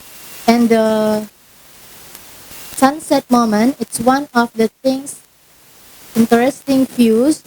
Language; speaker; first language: English; non-native, learner; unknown